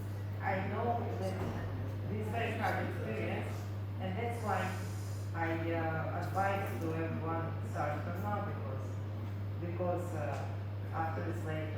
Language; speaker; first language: English; non-native, learner; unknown